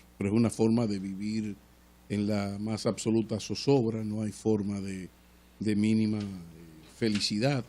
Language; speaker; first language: Spanish; native; Spanish